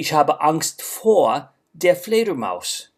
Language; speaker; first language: German; non-native, fluent; English